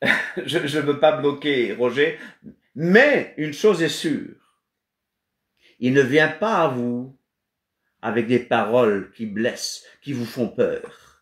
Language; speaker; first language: French; non-native, fluent; Kabuverdianu